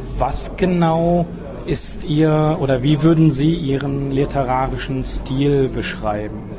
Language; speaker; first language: German; native; German